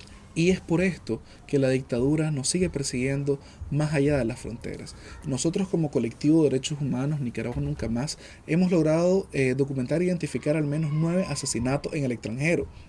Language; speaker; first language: Spanish; native; Spanish